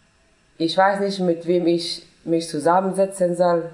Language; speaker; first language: German; non-native, fluent; Persian